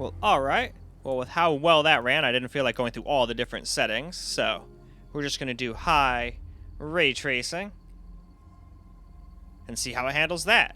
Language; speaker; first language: English; native; English